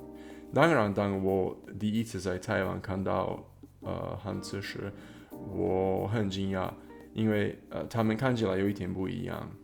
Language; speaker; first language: Chinese; non-native, fluent; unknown